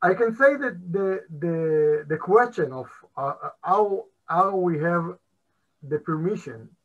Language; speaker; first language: English; non-native, fluent; Hebrew